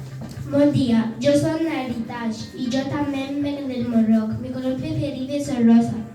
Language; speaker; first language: Catalan; early bilingual, other home language; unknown